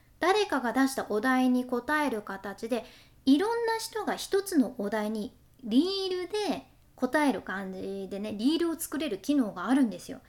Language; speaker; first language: Japanese; native; Japanese